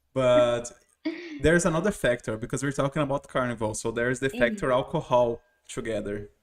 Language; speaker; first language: English; non-native, fluent; Portuguese